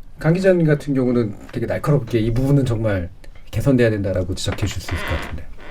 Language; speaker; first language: Korean; native; Korean